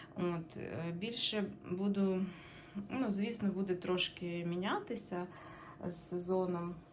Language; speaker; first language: Ukrainian; non-native, local second language; Russian